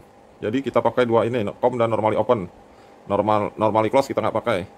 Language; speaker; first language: Indonesian; native; Indonesian